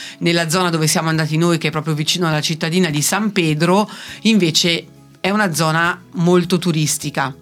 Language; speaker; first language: Italian; native; Italian